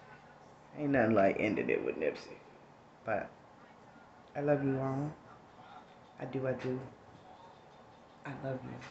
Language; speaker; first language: English; native; English